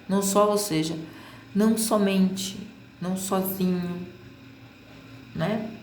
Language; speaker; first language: Portuguese; native; Portuguese